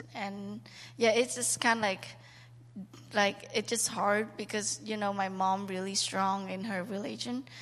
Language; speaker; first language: English; non-native, learner; Khmer